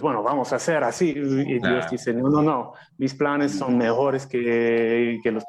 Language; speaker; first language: Spanish; non-native, fluent; English